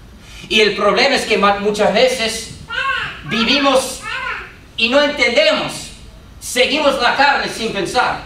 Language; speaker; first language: Spanish; non-native, fluent; English